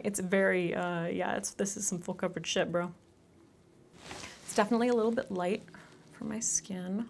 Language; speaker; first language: English; native; English